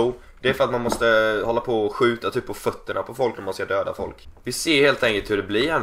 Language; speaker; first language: Swedish; native; Swedish